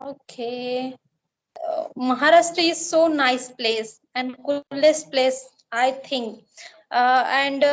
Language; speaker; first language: English; non-native, learner; Marathi